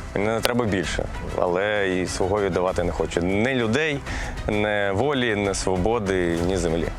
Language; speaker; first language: Ukrainian; native; Ukrainian